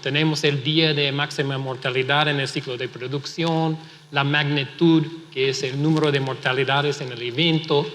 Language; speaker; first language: Spanish; non-native, fluent; English